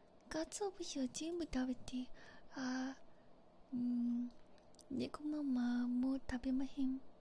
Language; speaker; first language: Japanese; non-native, learner; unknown